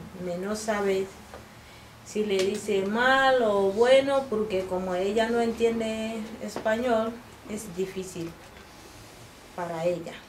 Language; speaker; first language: Spanish; non-native, fluent; Bambara